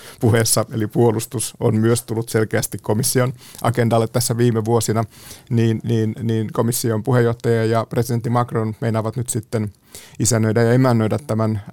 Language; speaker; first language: Finnish; native; Finnish